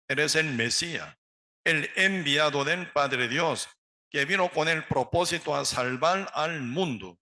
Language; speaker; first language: Spanish; non-native, learner; Korean